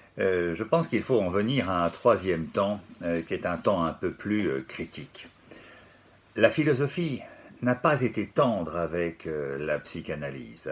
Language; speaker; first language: French; native; French